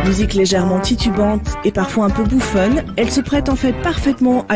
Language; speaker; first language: French; native; French